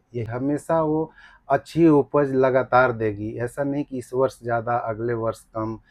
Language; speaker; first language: Hindi; native; Hindi